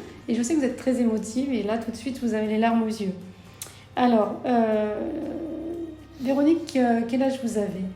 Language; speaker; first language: French; native; French